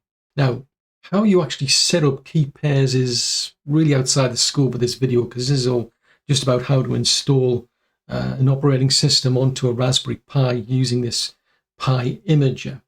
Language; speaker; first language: English; native; English